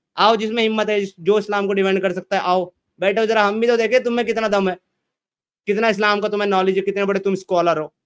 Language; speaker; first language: Hindi; native; Hindi